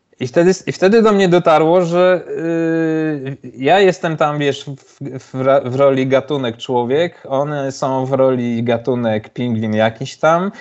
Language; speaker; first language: Polish; native; Polish